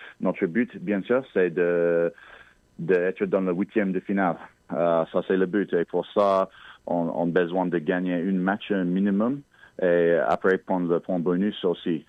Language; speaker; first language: French; non-native, local second language; English